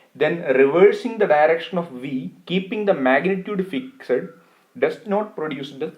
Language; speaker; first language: English; non-native, local second language; Malayalam